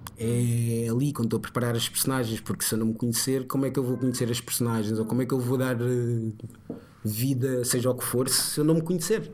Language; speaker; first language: Portuguese; early bilingual, other home language; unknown